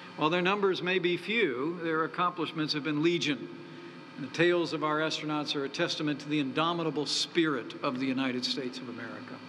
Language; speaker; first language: English; native; English